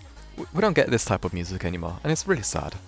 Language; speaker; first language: English; native; English